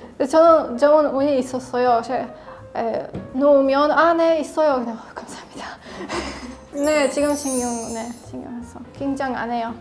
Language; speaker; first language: Korean; non-native, learner; Polish